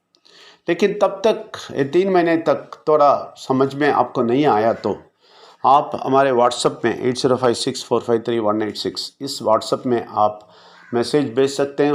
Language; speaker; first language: Hindi; non-native, local second language; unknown